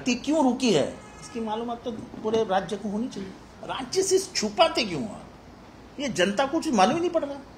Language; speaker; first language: Hindi; non-native, local second language; Marathi